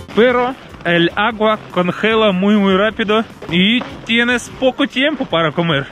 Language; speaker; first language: Spanish; non-native, fluent; Russian